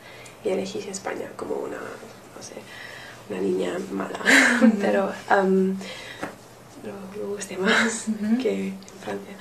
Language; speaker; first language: Spanish; non-native, learner; English